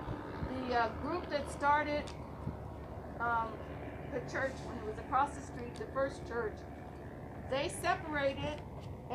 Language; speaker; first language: English; native; English